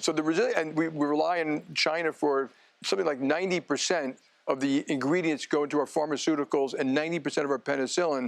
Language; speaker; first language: English; native; English